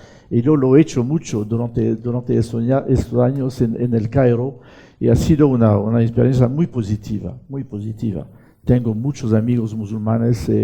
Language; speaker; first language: Spanish; non-native, fluent; French